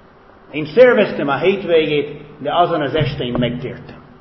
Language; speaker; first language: Hungarian; non-native, fluent; English